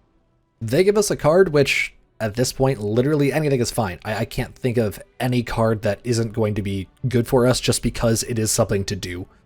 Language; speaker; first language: English; native; English